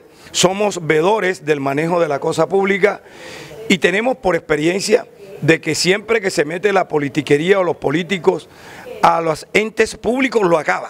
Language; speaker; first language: Spanish; native; Spanish